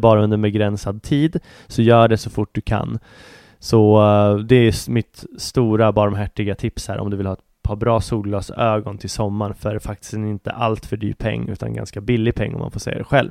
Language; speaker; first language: Swedish; native; Swedish